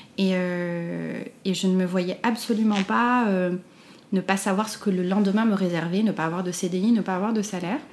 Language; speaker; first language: French; non-native, local second language; Arabic